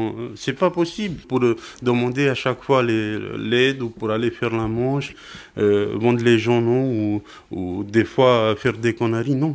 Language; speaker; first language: French; non-native, fluent; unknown